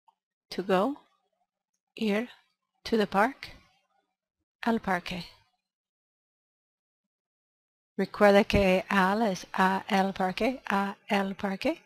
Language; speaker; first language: Spanish; non-native, learner; English